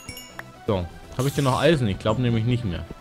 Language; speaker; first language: German; native; German